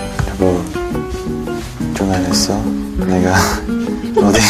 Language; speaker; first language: Korean; non-native, learner; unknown